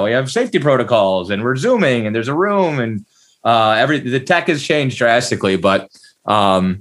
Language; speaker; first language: English; native; English